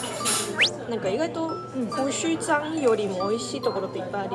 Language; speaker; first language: Japanese; native; Japanese